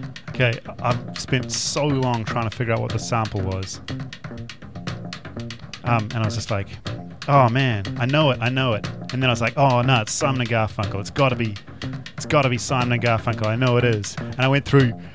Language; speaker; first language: English; native; English